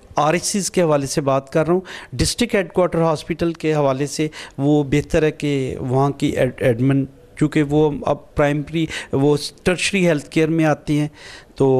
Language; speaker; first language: Urdu; non-native, local second language; Punjabi